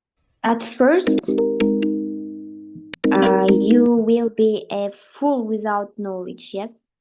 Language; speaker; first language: English; non-native, learner; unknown